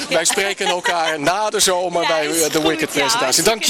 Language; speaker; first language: Dutch; native; Dutch